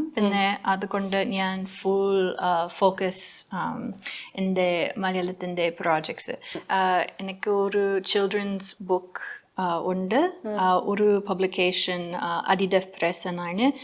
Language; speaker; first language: Malayalam; non-native, learner; English